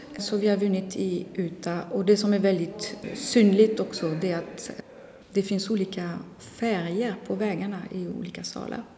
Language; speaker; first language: Swedish; non-native, fluent; French